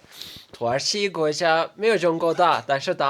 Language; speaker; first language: Chinese; non-native, learner; Turkish